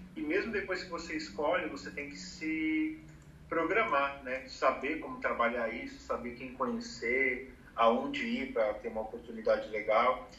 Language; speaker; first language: Portuguese; native; Portuguese